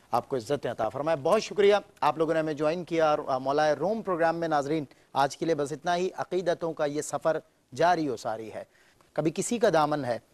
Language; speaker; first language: Urdu; native; Urdu